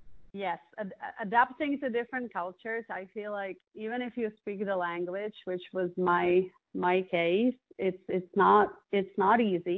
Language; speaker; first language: English; non-native, fluent; Czech